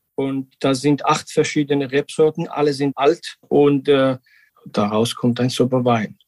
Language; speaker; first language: German; non-native, fluent; Georgian